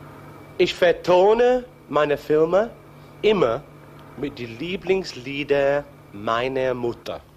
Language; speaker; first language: German; non-native, fluent; English